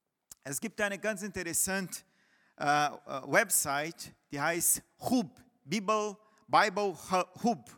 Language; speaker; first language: German; non-native, fluent; Portuguese